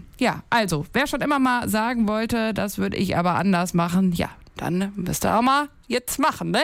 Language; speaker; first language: German; native; German